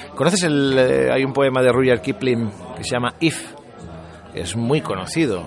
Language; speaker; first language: Spanish; native; Spanish